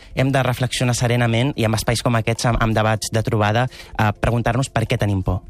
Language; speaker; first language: Catalan; early bilingual, other home language; Arabic